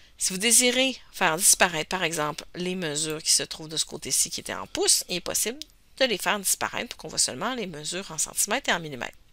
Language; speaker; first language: French; native; French